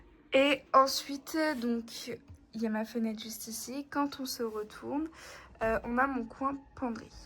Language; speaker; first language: French; native; French